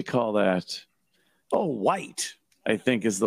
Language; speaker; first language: English; native; English